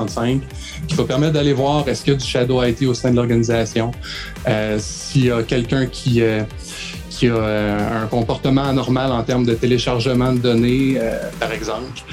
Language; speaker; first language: French; native; French